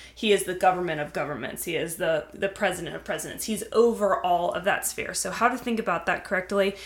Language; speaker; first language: English; native; English